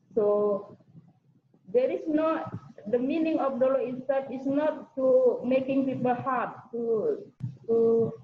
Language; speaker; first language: English; non-native, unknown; Indonesian